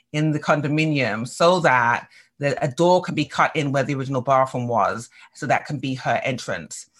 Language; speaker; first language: English; native; English